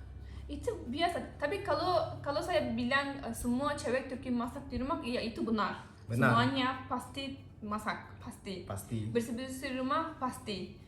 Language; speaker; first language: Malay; non-native, learner; Turkish